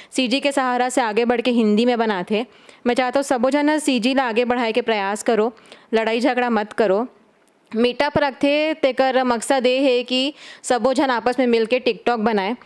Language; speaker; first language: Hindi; native; Hindi